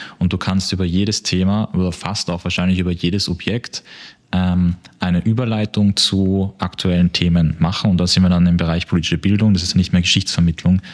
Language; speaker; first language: German; native; German